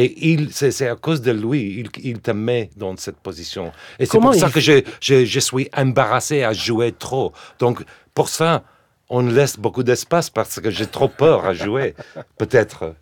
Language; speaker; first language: French; non-native, fluent; English